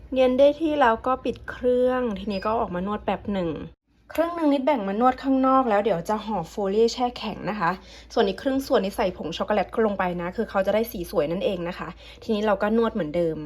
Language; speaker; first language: Thai; native; Thai